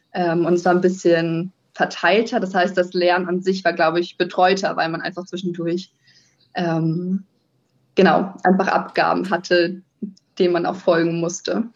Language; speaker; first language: German; native; German